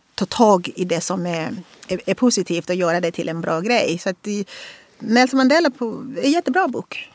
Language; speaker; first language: Swedish; non-native, fluent; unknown